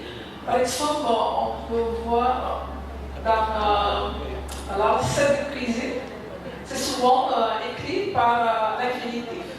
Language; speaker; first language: French; non-native, fluent; Indonesian